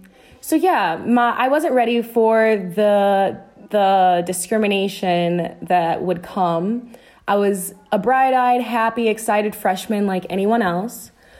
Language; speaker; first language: English; native; English